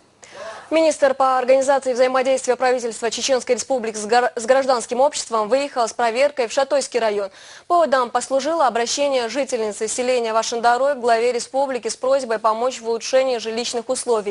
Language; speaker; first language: Russian; native; Russian